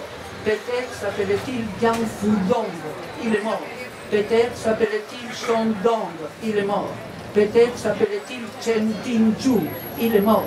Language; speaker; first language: French; non-native, fluent; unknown